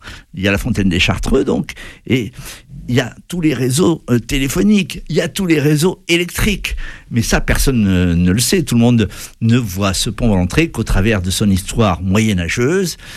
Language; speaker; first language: French; native; French